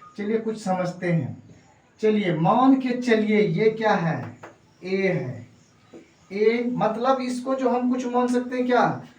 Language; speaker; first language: Hindi; native; Hindi